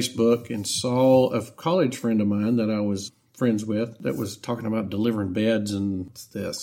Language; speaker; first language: English; native; English